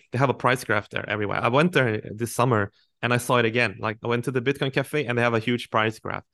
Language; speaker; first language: English; non-native, fluent; Swedish